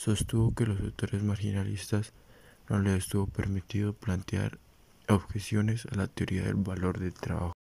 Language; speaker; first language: Spanish; native; Spanish